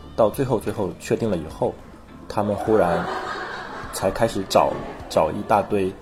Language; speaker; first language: Chinese; native; Chinese